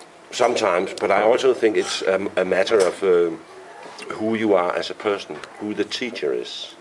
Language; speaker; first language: English; non-native, fluent; Danish